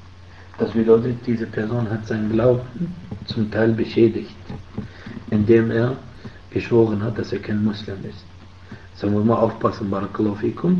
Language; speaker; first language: German; non-native, fluent; Arabic